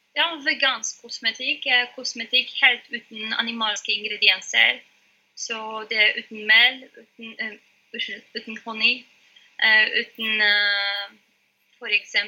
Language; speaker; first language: Norwegian; non-native, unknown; Polish